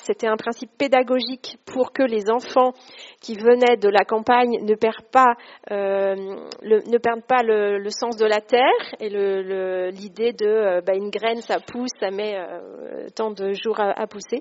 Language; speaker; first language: French; native; French